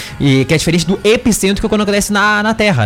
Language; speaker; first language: Portuguese; native; Portuguese